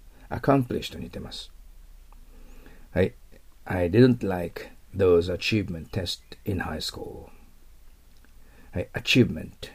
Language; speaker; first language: English; non-native, fluent; Japanese